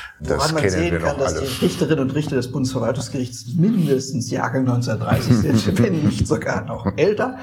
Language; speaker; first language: German; native; German